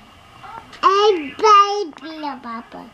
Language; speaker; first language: Japanese; early bilingual, heritage; Japanese